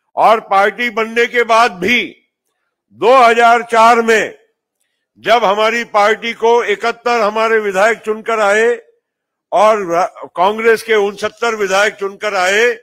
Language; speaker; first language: Hindi; non-native, local second language; Marathi